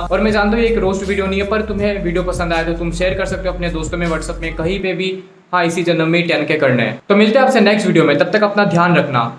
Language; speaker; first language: Hindi; non-native, local second language; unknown